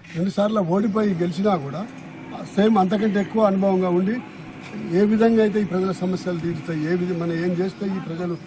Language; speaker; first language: Telugu; native; Telugu